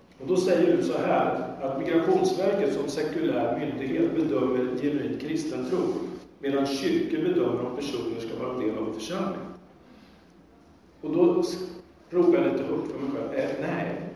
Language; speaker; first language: Swedish; native; Swedish